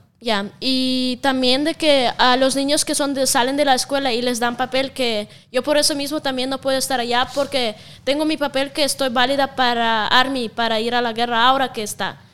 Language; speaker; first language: Spanish; non-native, fluent; Russian